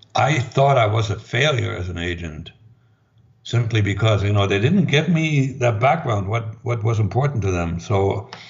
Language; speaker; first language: English; non-native, fluent; German